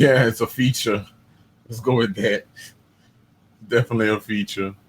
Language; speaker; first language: English; native; English